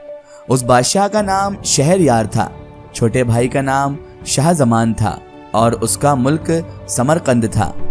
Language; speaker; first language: Urdu; native; Urdu